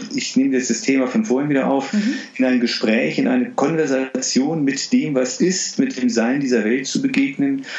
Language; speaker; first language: German; native; German